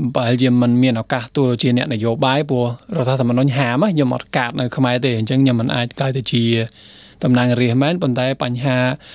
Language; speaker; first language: Khmer; non-native, fluent; Spanish